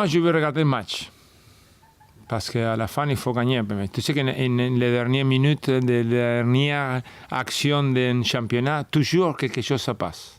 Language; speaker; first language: French; non-native, fluent; Spanish